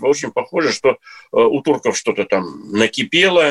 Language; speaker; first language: Russian; native; Russian